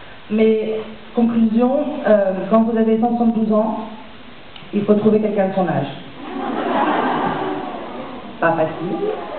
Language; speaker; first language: French; native; French